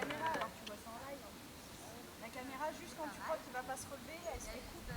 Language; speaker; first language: French; native; French